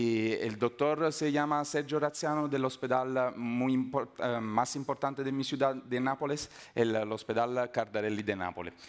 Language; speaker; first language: Spanish; non-native, fluent; Italian